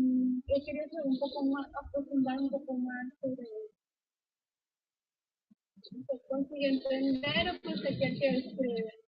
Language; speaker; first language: Portuguese; non-native, fluent; Spanish